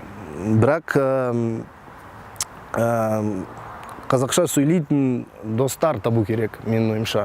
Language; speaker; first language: Kazakh; non-native, local second language; Russian